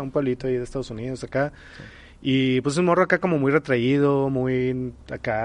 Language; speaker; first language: Spanish; native; Spanish